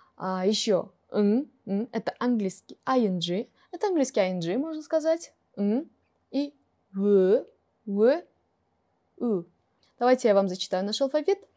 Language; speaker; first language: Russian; non-native, local second language; Kara-Kalpak